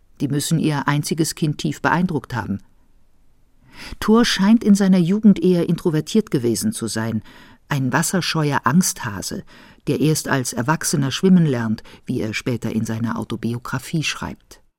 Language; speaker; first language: German; native; German